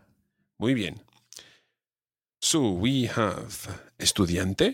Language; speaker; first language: Spanish; non-native, fluent; English